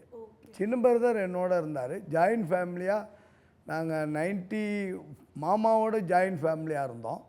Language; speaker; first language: Tamil; native; Tamil